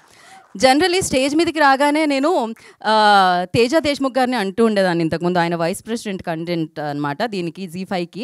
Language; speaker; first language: Telugu; native; Telugu